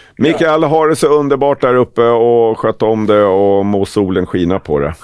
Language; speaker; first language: Swedish; native; Swedish